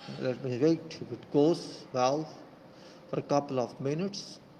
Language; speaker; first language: English; non-native, local second language; Hindi